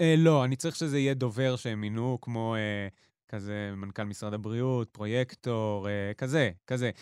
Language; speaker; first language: Hebrew; native; Hebrew